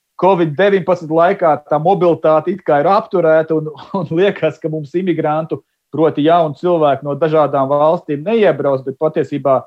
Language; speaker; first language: Latvian; native; Latvian